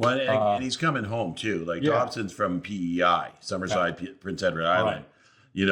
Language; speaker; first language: English; native; English